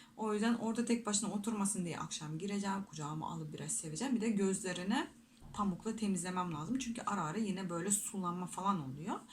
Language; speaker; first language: Turkish; non-native, fluent; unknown